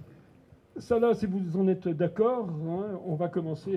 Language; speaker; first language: French; native; French